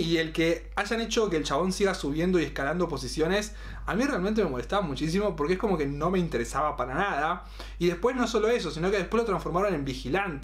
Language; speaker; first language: Spanish; native; Spanish